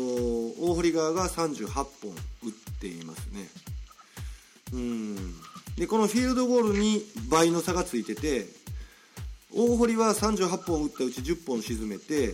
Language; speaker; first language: Japanese; native; Japanese